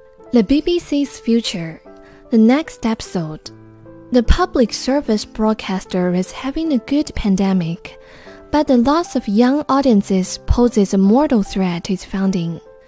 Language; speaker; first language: English; non-native, fluent; Chinese